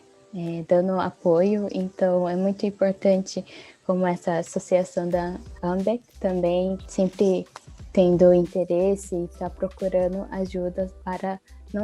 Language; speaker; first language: Portuguese; early bilingual, heritage; Portuguese